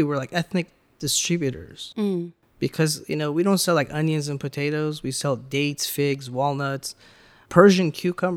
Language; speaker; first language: English; early bilingual, other home language; Persian